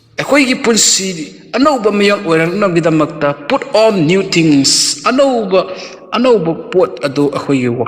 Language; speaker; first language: Manipuri; native; Manipuri